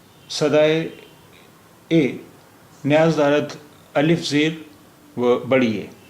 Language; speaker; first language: Persian; non-native, learner; Urdu